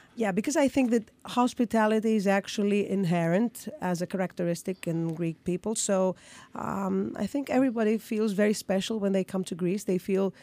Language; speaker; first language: English; non-native, fluent; Greek